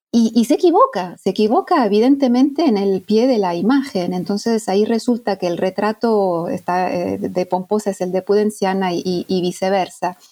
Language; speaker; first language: Spanish; non-native, fluent; Italian